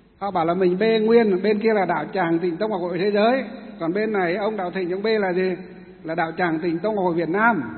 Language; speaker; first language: Vietnamese; non-native, local second language; Muong